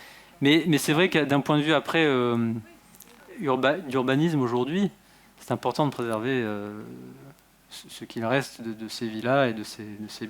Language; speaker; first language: French; native; French